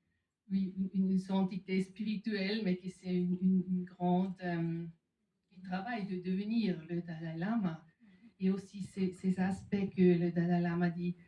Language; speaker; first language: French; non-native, fluent; German